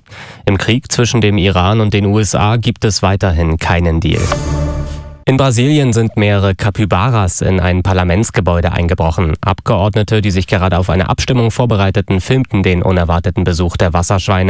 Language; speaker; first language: German; native; German